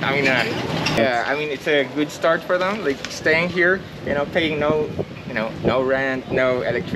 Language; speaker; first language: English; non-native, local second language; Filipino